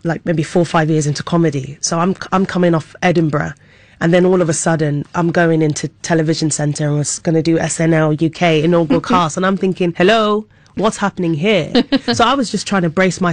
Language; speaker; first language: English; native; English